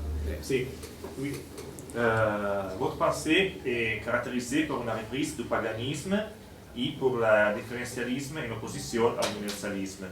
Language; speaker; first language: French; non-native, fluent; Spanish